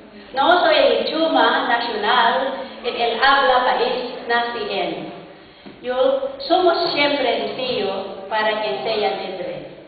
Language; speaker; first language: Spanish; non-native, learner; Filipino